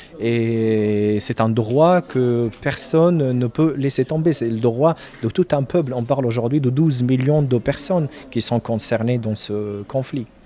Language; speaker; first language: French; non-native, fluent; Arabic